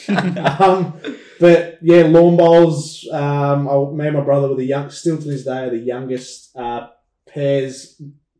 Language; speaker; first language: English; native; English